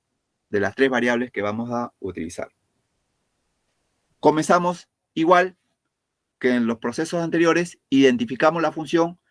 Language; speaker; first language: Spanish; native; Spanish